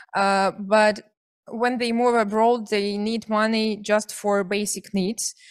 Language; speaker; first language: English; non-native, fluent; Belarusian